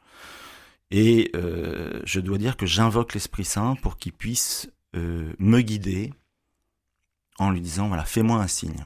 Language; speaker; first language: French; native; French